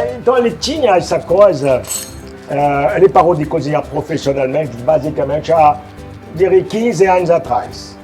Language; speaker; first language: Portuguese; non-native, fluent; French